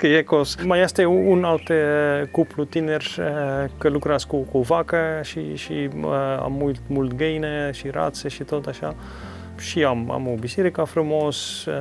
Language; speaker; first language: Romanian; non-native, learner; Dutch